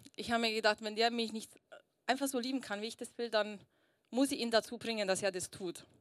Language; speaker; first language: German; early bilingual, other home language; Italian